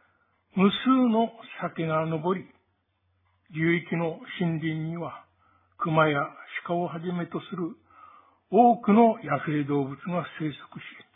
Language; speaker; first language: Japanese; native; Japanese